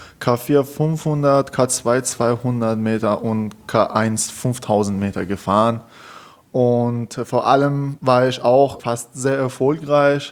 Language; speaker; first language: German; non-native, learner; Persian